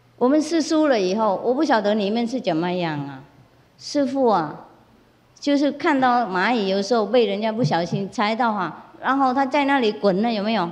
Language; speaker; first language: Chinese; non-native, fluent; Vietnamese